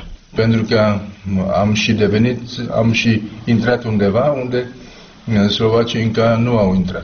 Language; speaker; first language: Romanian; non-native, fluent; Czech